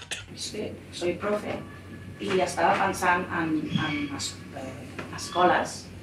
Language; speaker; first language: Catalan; non-native, local second language; Spanish